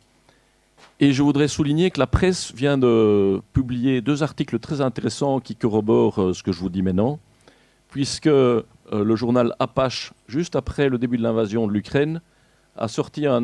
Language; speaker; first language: French; native; French